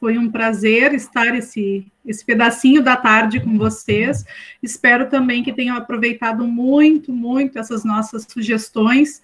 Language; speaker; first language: Portuguese; native; Portuguese